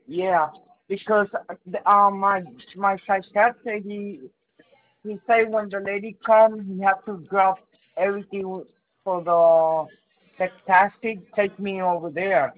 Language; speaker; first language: English; non-native, learner; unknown